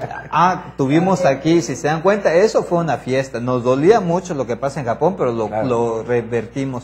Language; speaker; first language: Spanish; native; Spanish